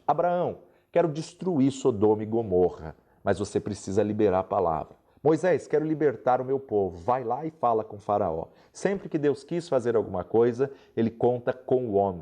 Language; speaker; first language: Portuguese; native; Portuguese